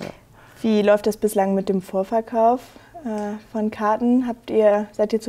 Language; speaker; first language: German; native; German